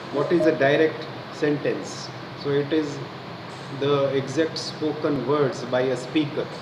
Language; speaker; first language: English; non-native, local second language; Gujarati